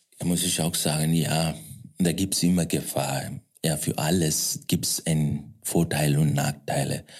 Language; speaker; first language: German; non-native, fluent; Kannada